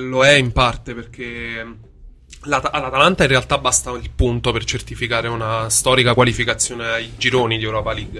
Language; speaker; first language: Italian; native; Italian